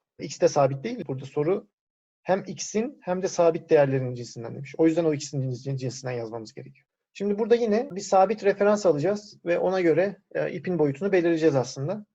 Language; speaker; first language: Turkish; native; Turkish